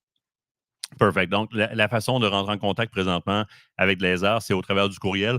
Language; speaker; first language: French; native; French